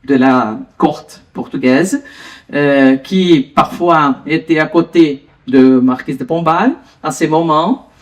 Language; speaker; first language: French; non-native, learner; Portuguese